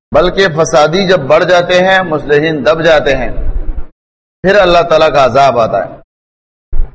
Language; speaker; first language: Urdu; non-native, local second language; Pashto